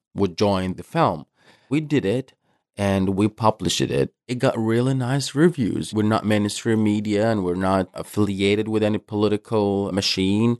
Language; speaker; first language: English; non-native, fluent; Arabic